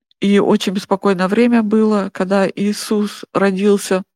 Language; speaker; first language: Russian; non-native, fluent; German